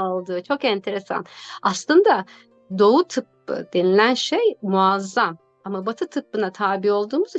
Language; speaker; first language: Turkish; native; Turkish